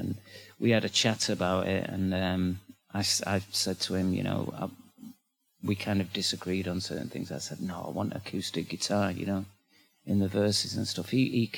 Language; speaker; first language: English; native; English